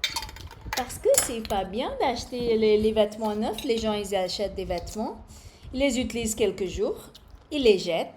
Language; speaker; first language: French; non-native, fluent; English